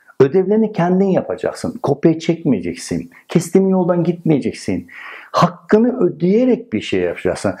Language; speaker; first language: Turkish; non-native, fluent; Persian